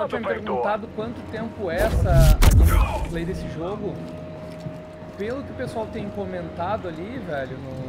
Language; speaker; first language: Portuguese; native; Portuguese